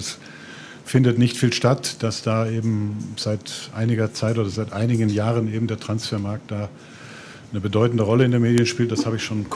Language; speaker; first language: German; native; German